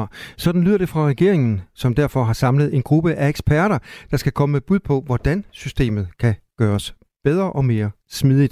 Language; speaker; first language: Danish; native; Danish